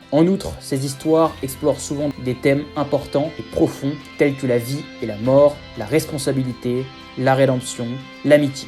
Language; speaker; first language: French; native; French